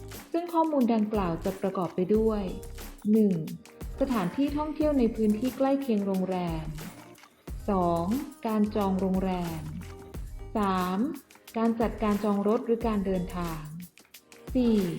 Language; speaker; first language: Thai; native; Thai